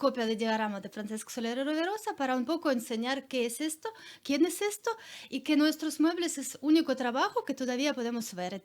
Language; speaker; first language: Spanish; non-native, learner; Ukrainian